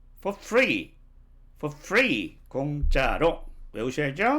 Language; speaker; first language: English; non-native, fluent; Korean